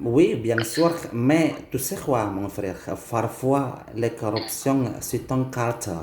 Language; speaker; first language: French; non-native, learner; Indonesian